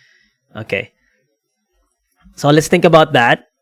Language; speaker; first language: English; non-native, local second language; Filipino